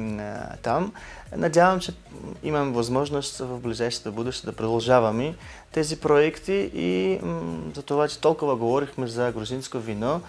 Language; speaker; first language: Bulgarian; non-native, learner; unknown